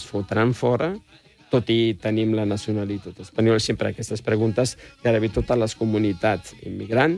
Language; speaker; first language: Catalan; non-native, fluent; Riffian